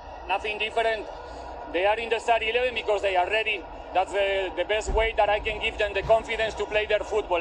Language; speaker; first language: English; non-native, fluent; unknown